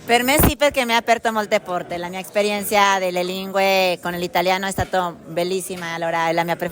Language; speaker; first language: Italian; non-native, fluent; Spanish